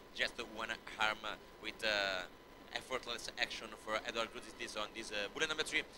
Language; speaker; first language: English; non-native, fluent; Italian